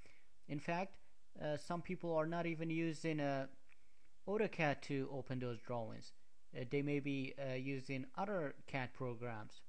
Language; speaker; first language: English; non-native, fluent; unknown